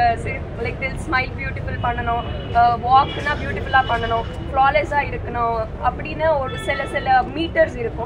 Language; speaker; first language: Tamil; non-native, learner; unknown